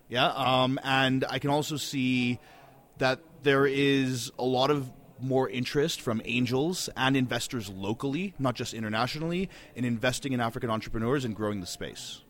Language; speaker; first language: English; native; English